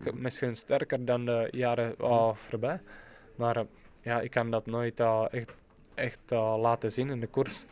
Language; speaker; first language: Dutch; non-native, fluent; Czech